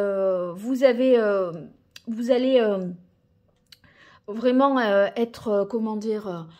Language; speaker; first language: French; native; French